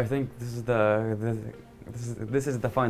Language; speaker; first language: English; non-native, learner; Arabic